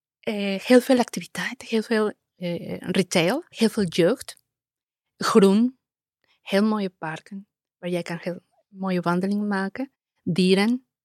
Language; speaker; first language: Dutch; non-native, fluent; Spanish